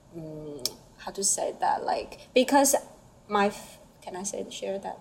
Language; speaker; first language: English; non-native, learner; Chinese